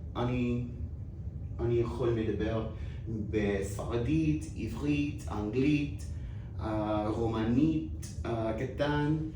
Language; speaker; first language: Hebrew; non-native, learner; English